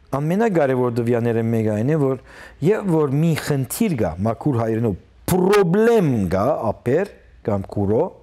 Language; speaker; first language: Armenian; early bilingual, heritage; Armenian